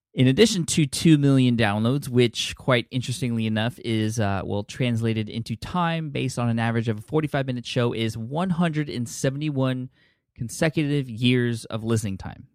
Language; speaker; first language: English; early bilingual, other home language; Filipino